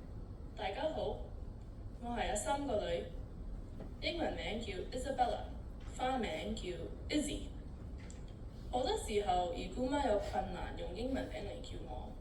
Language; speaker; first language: Cantonese; early bilingual, heritage; Cantonese